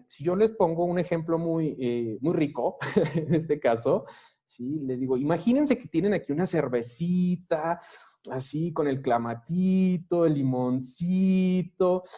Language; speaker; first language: Spanish; native; Spanish